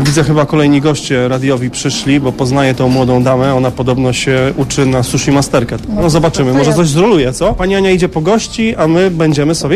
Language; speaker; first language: Polish; native; Polish